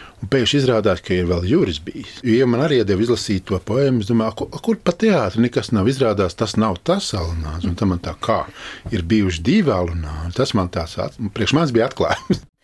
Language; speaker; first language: Latvian; native; Latvian